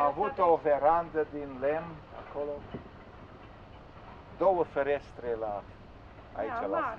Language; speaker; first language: Romanian; non-native, local second language; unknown